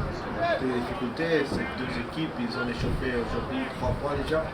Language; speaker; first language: French; non-native, fluent; English